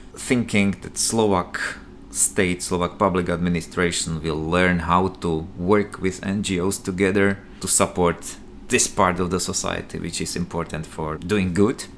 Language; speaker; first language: English; non-native, fluent; Slovak